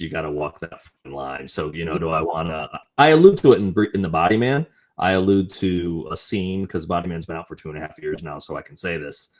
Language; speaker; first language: English; native; English